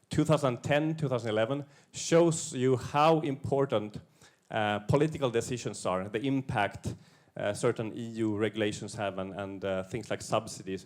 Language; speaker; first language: English; non-native, fluent; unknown